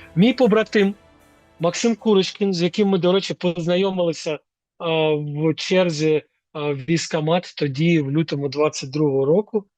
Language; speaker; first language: Ukrainian; native; Ukrainian